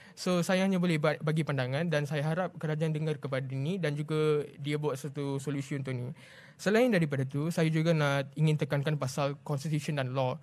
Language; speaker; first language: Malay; non-native, local second language; Tamil